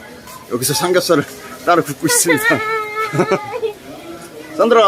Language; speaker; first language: Korean; native; Korean